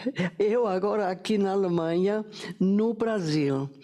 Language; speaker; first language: Portuguese; non-native, fluent; German